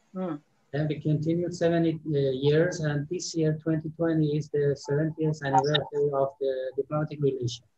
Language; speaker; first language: English; non-native, fluent; Persian